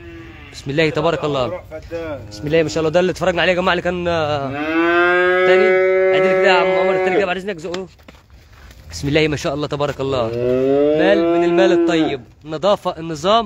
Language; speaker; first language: Arabic; native; Arabic